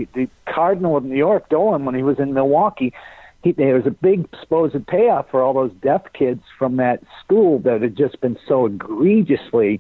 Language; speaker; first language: English; native; English